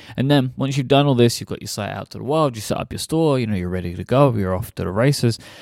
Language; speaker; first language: English; native; English